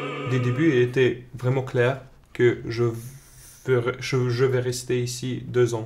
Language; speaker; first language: French; non-native, learner; Russian